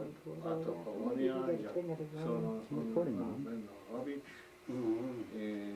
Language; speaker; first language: Polish; early bilingual, heritage; Polish